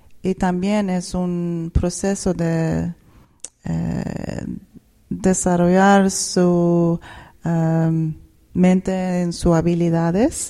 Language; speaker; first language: Spanish; non-native, fluent; Swedish